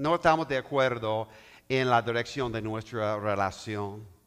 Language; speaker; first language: Spanish; non-native, learner; English